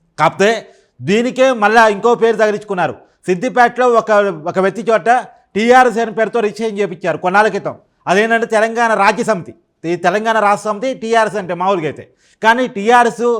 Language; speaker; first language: Telugu; native; Telugu